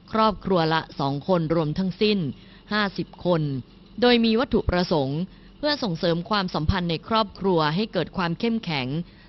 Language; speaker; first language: Thai; native; Thai